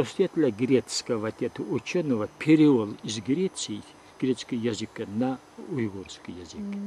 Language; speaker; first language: Russian; non-native, local second language; Uyghur